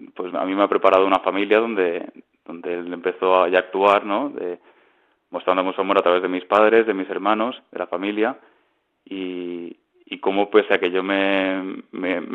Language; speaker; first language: Spanish; native; Spanish